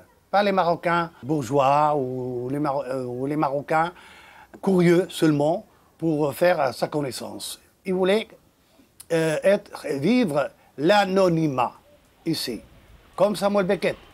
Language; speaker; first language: French; non-native, local second language; Arabic